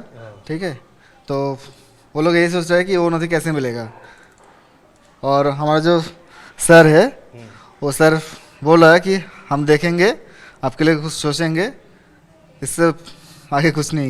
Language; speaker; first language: Hindi; non-native, local second language; Bangla